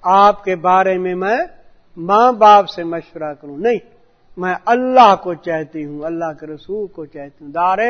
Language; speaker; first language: Urdu; non-native, local second language; Punjabi